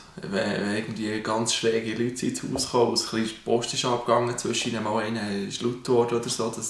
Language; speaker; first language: German; native; German